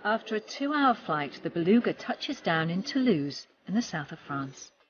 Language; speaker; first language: English; native; English